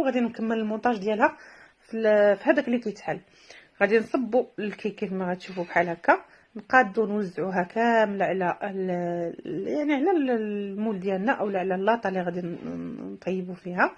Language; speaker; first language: Arabic; native; Arabic